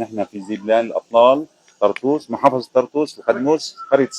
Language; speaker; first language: Arabic; native; Arabic